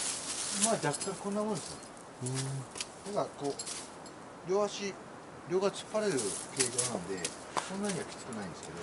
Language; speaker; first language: Japanese; native; Japanese